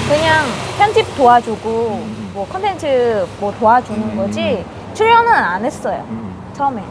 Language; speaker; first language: Korean; non-native, learner; Vietnamese